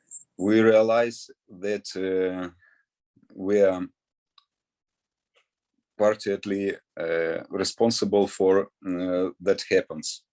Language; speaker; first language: English; non-native, learner; Ukrainian